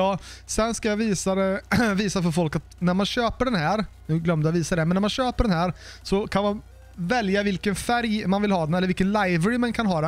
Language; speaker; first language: Swedish; native; Swedish